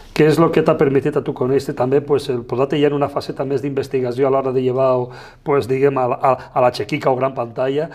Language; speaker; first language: Catalan; native; Catalan